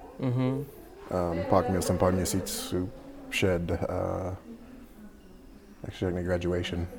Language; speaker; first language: Czech; non-native, learner; English